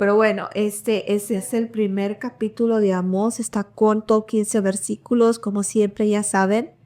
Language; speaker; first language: Spanish; early bilingual, heritage; Spanish